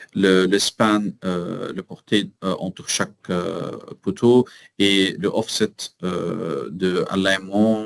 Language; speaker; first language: French; non-native, learner; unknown